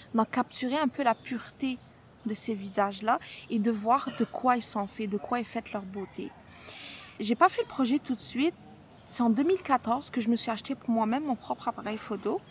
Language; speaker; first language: French; non-native, local second language; Arabic